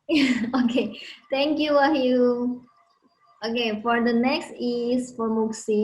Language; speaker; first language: English; non-native, learner; Indonesian